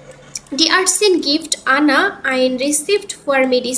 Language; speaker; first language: German; non-native, learner; Bangla